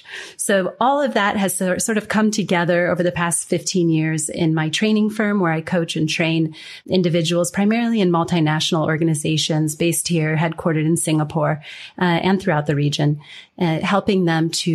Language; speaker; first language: English; native; English